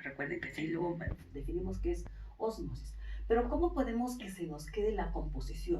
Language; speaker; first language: Spanish; native; Spanish